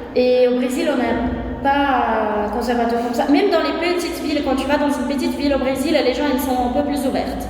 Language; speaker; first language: French; non-native, fluent; Portuguese